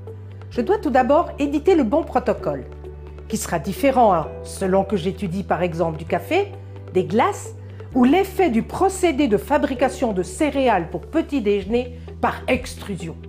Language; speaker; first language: French; native; French